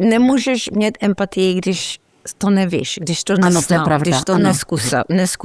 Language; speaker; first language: Czech; early bilingual, heritage; Czech